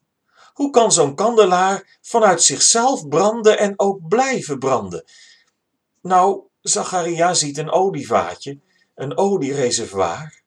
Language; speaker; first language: Dutch; native; Dutch